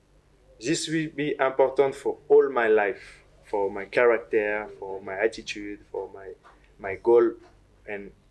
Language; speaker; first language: English; non-native, learner; French